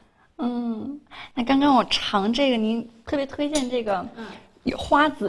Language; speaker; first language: Chinese; native; Chinese